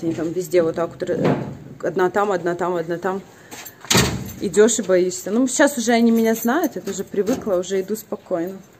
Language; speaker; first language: Russian; native; Russian